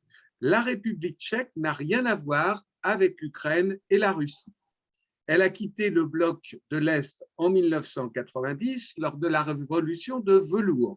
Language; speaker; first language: French; native; French